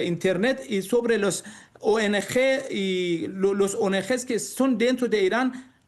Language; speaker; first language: Spanish; non-native, learner; Persian